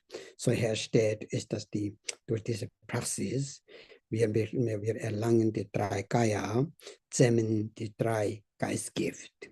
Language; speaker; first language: German; non-native, learner; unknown